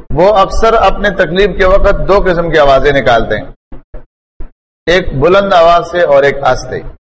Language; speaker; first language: Urdu; non-native, local second language; Pashto